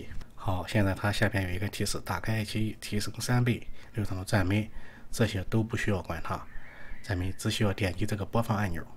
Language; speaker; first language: Chinese; native; Chinese